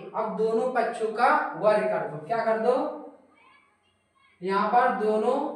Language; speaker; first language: Hindi; native; Hindi